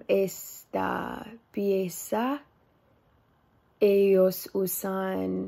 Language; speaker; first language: Spanish; non-native, learner; English